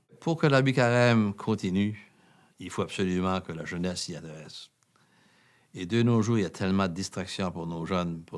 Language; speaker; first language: French; native; French